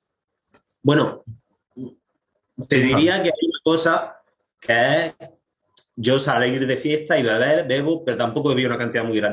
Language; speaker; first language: Spanish; native; Spanish